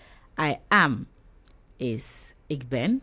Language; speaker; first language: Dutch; non-native, fluent; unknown